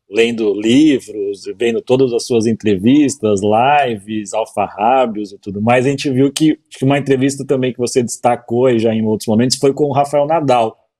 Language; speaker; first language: Portuguese; native; Portuguese